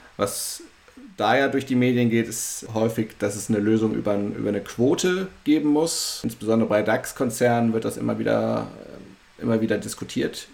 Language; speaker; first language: German; native; German